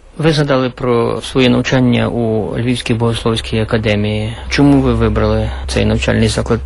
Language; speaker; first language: Ukrainian; native; Ukrainian